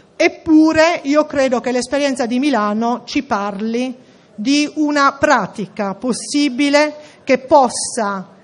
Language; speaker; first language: Italian; native; Italian